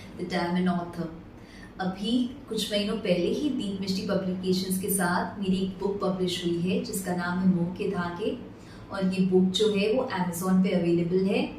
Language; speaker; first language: Hindi; non-native, local second language; Gujarati